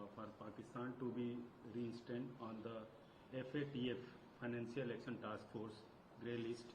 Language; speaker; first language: English; non-native, local second language; Hindi